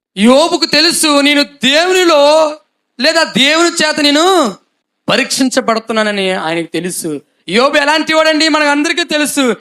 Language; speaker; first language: Telugu; non-native, local second language; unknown